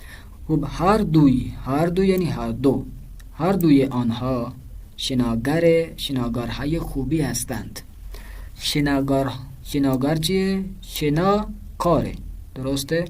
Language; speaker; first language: Persian; non-native, fluent; Urdu